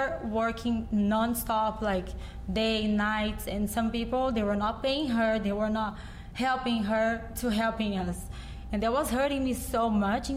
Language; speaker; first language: English; non-native, fluent; Portuguese